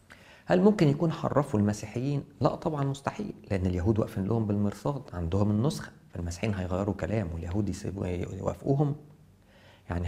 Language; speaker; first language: Arabic; native; Arabic